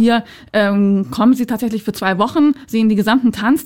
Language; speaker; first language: German; native; German